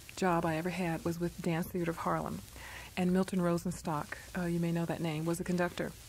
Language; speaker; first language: English; native; English